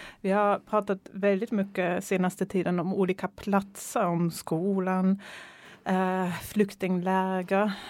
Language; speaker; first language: Swedish; non-native, fluent; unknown